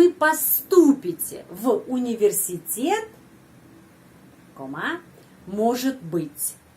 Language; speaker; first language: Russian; non-native, fluent; Indonesian